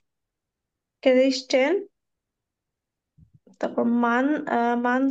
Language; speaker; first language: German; non-native, learner; Bangla